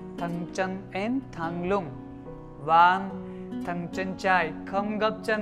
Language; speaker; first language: Vietnamese; non-native, learner; Hindi